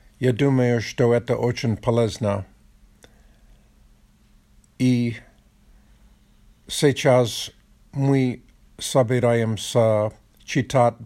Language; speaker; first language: Russian; non-native, learner; Polish